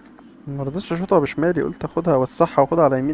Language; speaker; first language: Arabic; native; Arabic